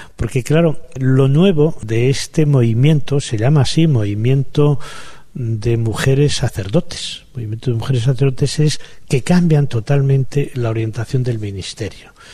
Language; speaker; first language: Spanish; native; Spanish